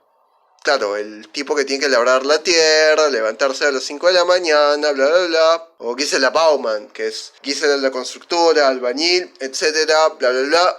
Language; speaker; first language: Spanish; native; Spanish